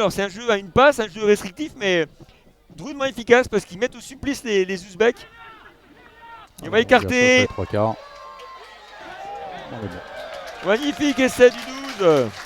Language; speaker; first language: French; native; French